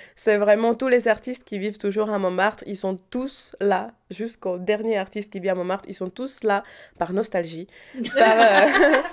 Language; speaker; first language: French; non-native, fluent; Czech